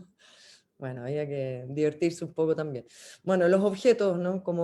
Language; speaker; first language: Spanish; native; Spanish